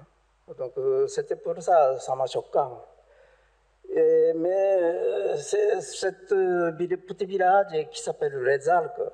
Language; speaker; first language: French; non-native, learner; Japanese